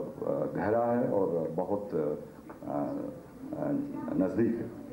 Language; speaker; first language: Hindi; native; Hindi